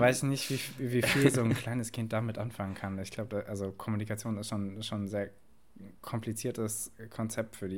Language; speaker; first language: German; native; German